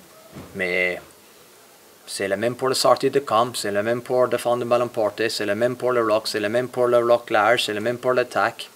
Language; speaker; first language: French; non-native, fluent; English